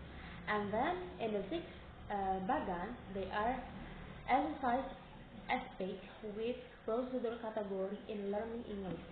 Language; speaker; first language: English; non-native, learner; Indonesian